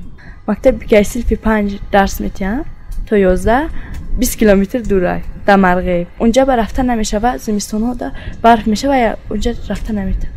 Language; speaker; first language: Persian; non-native, local second language; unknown